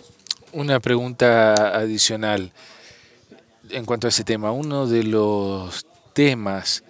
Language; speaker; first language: Spanish; non-native, fluent; English